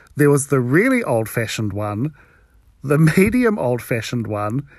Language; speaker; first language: English; native; English